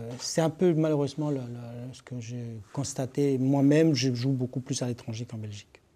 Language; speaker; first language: French; early bilingual, other home language; Spanish